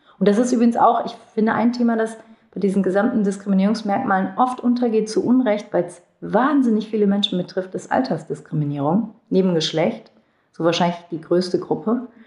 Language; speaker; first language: German; early bilingual, other home language; Turkish